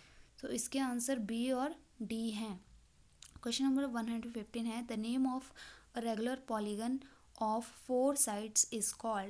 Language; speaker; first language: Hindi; native; Hindi